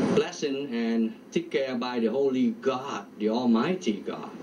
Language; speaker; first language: English; non-native, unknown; Vietnamese